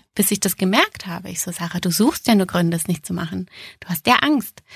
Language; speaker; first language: German; native; German